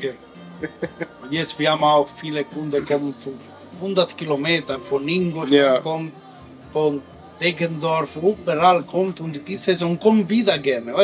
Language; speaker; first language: German; non-native, learner; Italian